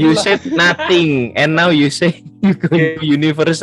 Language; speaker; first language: English; non-native, learner; Indonesian